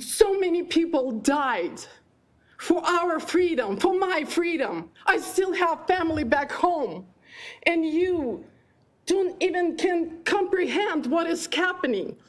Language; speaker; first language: English; non-native, fluent; Ukrainian